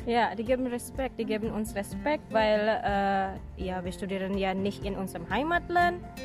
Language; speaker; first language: German; non-native, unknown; Indonesian